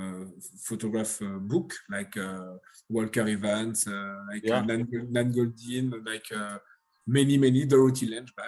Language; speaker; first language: English; non-native, learner; French